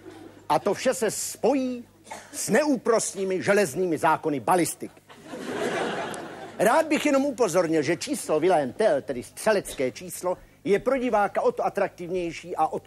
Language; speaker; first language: Czech; native; Czech